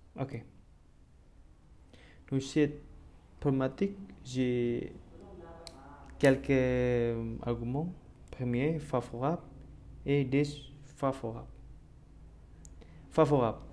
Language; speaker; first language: French; non-native, learner; Indonesian